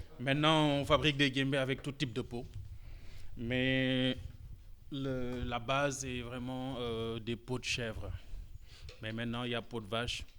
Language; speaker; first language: French; non-native, local second language; Wolof